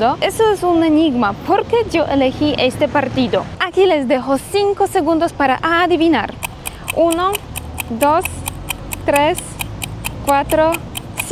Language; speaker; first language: Spanish; non-native, fluent; Polish